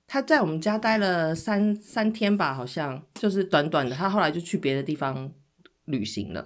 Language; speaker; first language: Chinese; native; Chinese